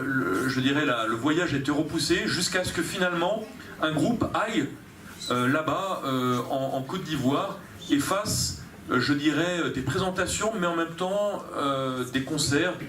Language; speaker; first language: French; native; French